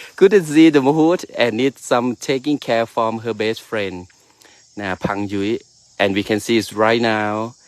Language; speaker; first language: English; non-native, learner; Thai